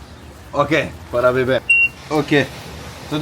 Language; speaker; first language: Portuguese; non-native, learner; French